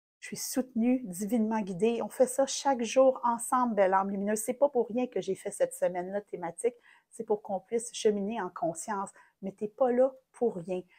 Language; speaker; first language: French; native; French